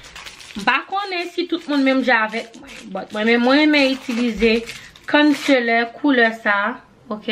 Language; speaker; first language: French; non-native, learner; Haitian Creole